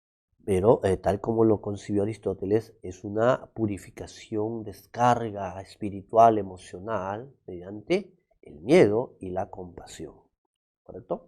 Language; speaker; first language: Spanish; native; Spanish